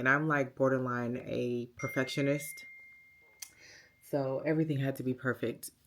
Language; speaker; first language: English; native; English